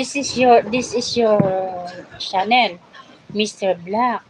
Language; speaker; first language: English; non-native, learner; Filipino